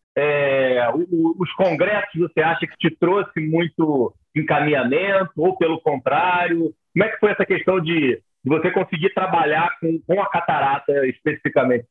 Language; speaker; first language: Portuguese; native; Portuguese